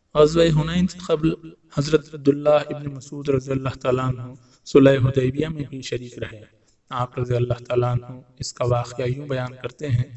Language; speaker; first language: Urdu; native; Urdu